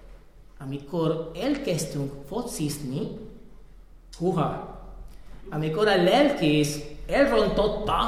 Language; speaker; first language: Hungarian; non-native, fluent; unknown